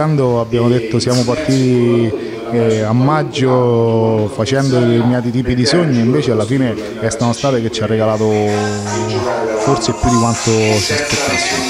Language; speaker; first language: Italian; native; Italian